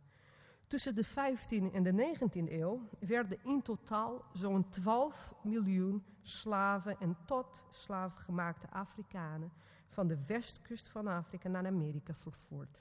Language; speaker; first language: Dutch; non-native, fluent; Portuguese